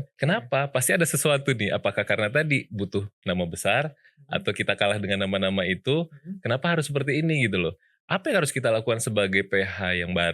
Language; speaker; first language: Indonesian; native; Indonesian